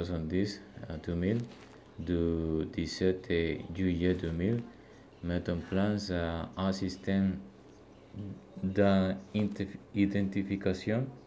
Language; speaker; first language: French; non-native, learner; Spanish